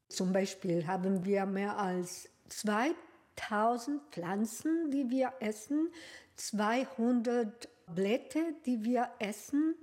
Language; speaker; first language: German; non-native, learner; Spanish